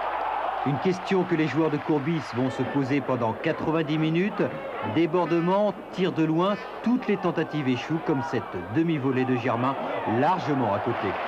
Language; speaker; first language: French; native; French